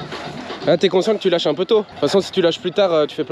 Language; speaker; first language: French; native; French